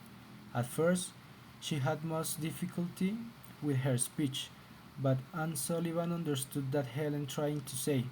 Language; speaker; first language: English; non-native, learner; Spanish